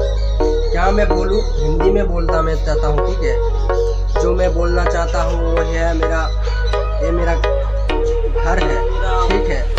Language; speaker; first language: Hindi; non-native, learner; Bangla